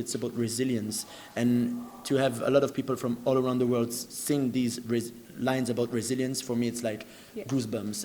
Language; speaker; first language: English; non-native, fluent; French